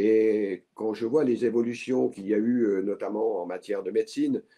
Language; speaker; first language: French; native; French